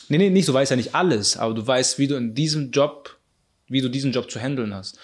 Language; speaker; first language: German; early bilingual, other home language; Arabic